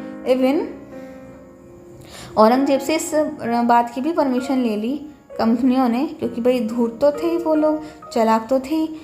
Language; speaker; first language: Hindi; native; Hindi